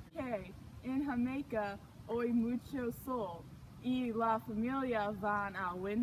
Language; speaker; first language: Spanish; non-native, learner; English